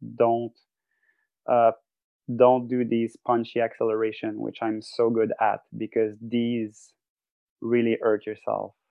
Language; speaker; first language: English; non-native, fluent; French